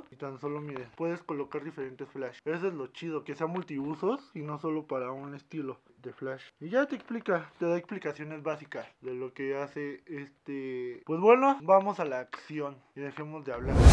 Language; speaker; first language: Spanish; native; Spanish